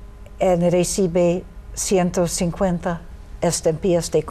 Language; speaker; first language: Spanish; non-native, learner; English